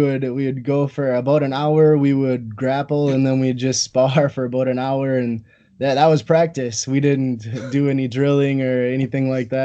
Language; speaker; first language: English; native; English